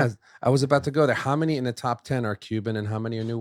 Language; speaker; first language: English; native; English